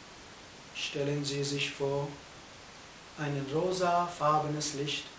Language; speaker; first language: German; non-native, fluent; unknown